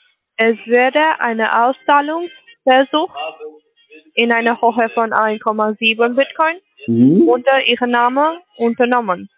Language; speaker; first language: German; non-native, learner; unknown